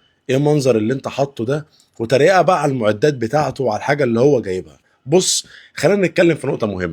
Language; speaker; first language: Arabic; native; Arabic